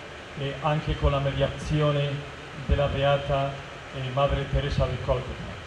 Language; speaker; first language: Italian; non-native, fluent; Spanish